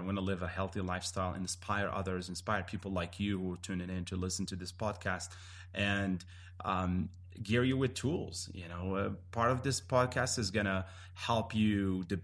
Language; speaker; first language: English; non-native, fluent; Arabic